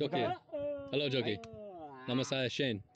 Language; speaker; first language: Indonesian; non-native, learner; English